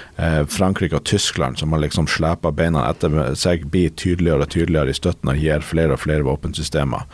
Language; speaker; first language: Norwegian; native; Norwegian